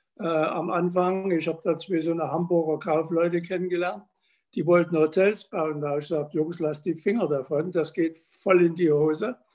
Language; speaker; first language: German; native; German